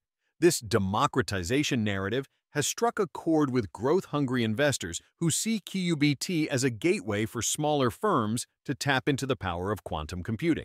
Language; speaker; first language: English; native; English